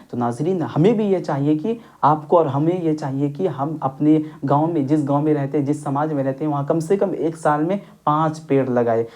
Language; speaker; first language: Urdu; native; Urdu